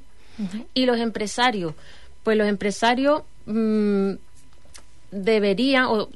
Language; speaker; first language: Spanish; native; Spanish